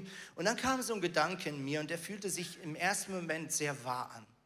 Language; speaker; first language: German; native; German